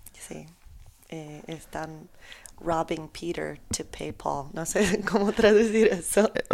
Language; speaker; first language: Spanish; non-native, learner; Polish